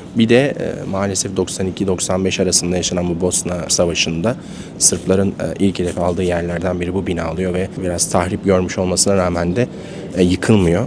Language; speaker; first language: Turkish; native; Turkish